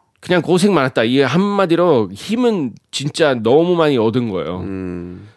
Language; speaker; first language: Korean; non-native, fluent; English